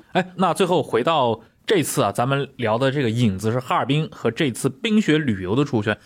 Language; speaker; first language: Chinese; native; Chinese